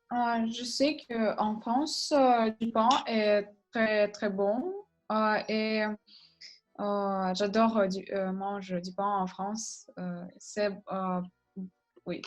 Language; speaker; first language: French; non-native, learner; Russian